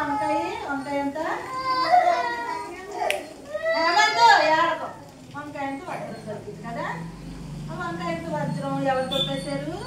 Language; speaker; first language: Telugu; native; Telugu